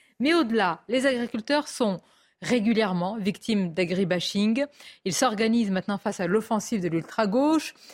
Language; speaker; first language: French; native; French